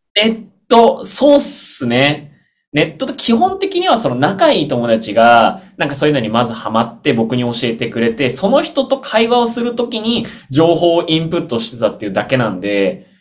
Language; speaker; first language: Japanese; native; Japanese